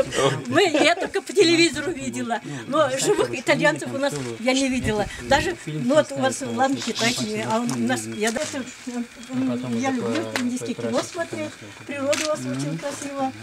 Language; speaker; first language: Russian; non-native, local second language; Bashkir